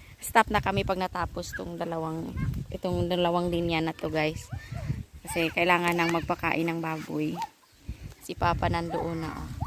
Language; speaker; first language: Filipino; non-native, local second language; Cebuano